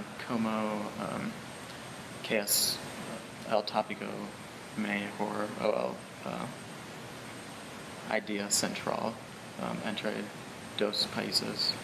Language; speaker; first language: Spanish; non-native, learner; English